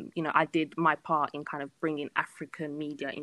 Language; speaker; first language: English; native; English